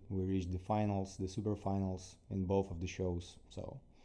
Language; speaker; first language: English; non-native, fluent; Ukrainian